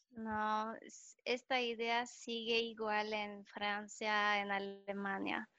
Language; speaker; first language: Spanish; non-native, fluent; French